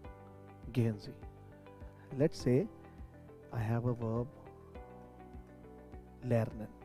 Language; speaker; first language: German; non-native, fluent; Hindi